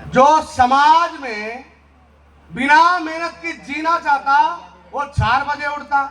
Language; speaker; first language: Hindi; non-native, local second language; Telugu